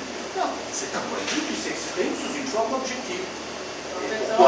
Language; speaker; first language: French; native; French